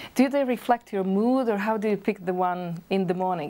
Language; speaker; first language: English; non-native, fluent; Slovak